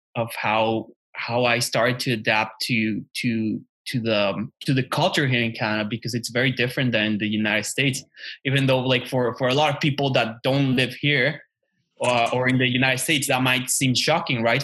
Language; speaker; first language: English; non-native, fluent; Spanish